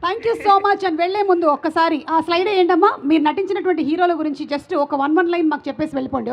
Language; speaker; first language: Telugu; native; Telugu